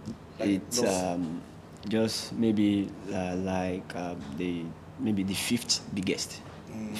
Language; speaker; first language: English; non-native, local second language; Yoruba